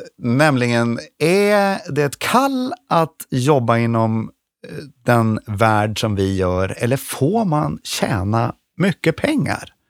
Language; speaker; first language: Swedish; native; Swedish